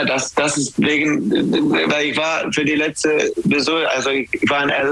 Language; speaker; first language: German; non-native, fluent; English